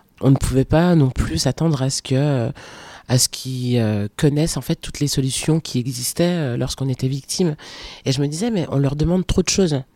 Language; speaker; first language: French; early bilingual, other home language; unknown